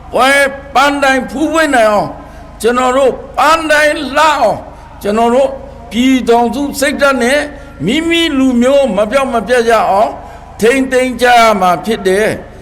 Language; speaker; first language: Burmese; non-native, local second language; Pa'o Karen